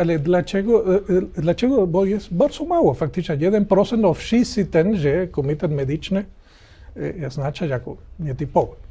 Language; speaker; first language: Polish; non-native, learner; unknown